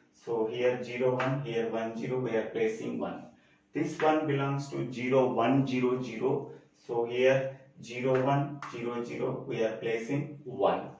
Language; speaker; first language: English; non-native, local second language; Telugu